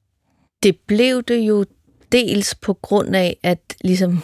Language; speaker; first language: Danish; native; Danish